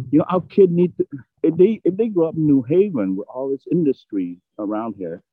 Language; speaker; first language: English; early bilingual, other home language; Vietnamese